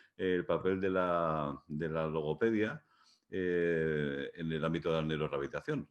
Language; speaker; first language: Spanish; native; Spanish